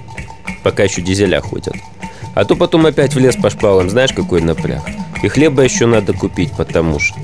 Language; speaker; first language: Russian; native; Russian